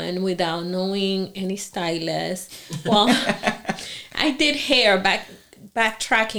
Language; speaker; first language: English; non-native, fluent; Spanish